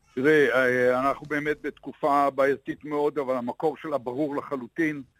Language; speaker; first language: Hebrew; native; Hebrew